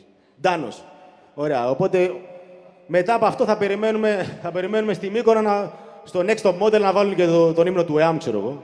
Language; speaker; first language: Greek; native; Greek